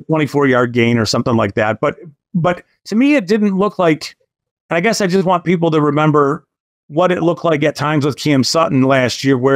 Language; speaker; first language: English; native; English